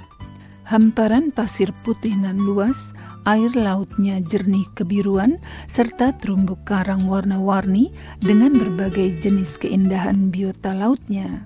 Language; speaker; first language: Indonesian; native; Indonesian